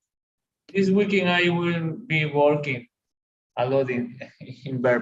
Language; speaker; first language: English; non-native, learner; Spanish